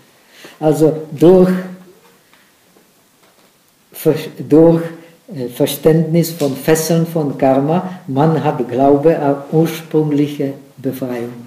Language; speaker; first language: German; non-native, fluent; Czech